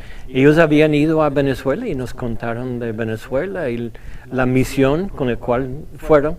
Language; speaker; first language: Spanish; non-native, fluent; English